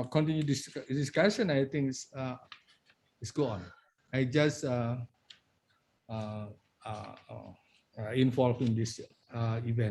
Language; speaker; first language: English; non-native, learner; Indonesian